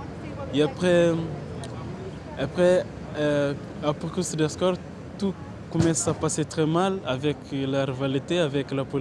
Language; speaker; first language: French; non-native, learner; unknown